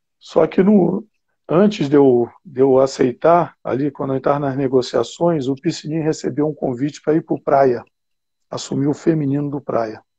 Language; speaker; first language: Portuguese; native; Portuguese